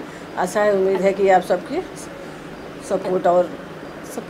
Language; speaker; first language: Hindi; native; Hindi